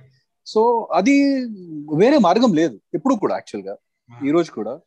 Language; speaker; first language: Telugu; non-native, local second language; Hindi